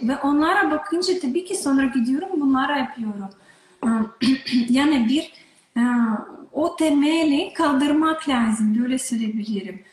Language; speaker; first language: Turkish; non-native, learner; Russian